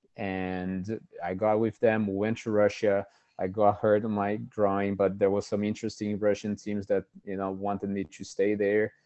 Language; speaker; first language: English; non-native, fluent; Portuguese